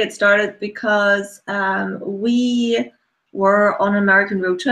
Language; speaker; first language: English; non-native, fluent; German